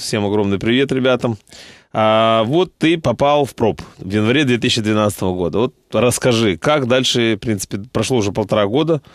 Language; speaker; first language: Russian; native; Russian